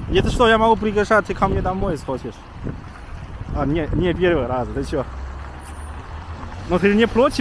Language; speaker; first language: Russian; non-native, learner; Chinese